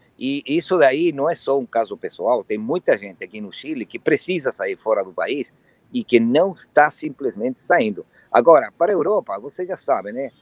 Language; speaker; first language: Portuguese; non-native, fluent; Spanish